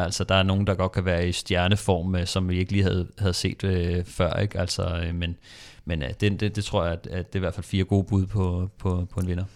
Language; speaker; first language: Danish; native; Danish